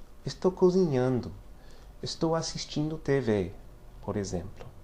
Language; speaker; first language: Portuguese; non-native, fluent; English